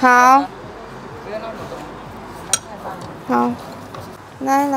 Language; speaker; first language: Chinese; non-native, fluent; Indonesian